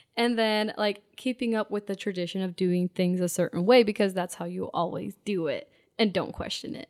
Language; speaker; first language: English; non-native, local second language; Pennsylvania German